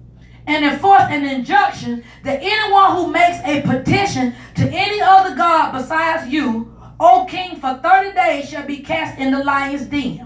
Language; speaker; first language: English; native; English